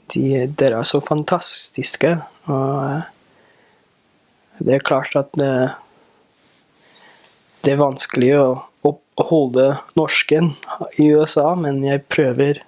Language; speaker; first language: Norwegian; non-native, learner; English